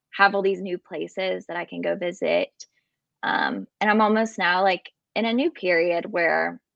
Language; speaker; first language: English; native; English